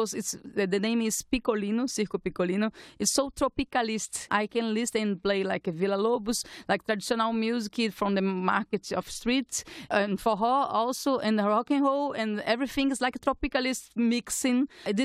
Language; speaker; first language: English; non-native, learner; Portuguese